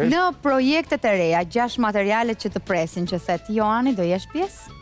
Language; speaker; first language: Albanian; native; Albanian